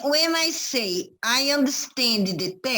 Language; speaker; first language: English; non-native, learner; Portuguese